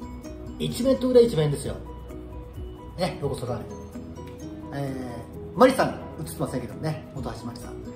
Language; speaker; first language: Japanese; native; Japanese